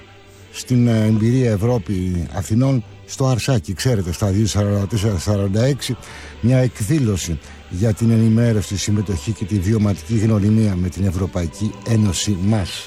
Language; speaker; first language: Greek; native; Greek